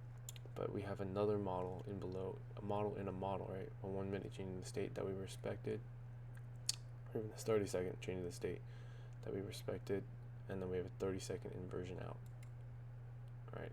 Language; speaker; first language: English; native; English